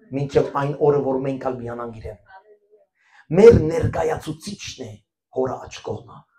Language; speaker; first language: Armenian; early bilingual, heritage; Armenian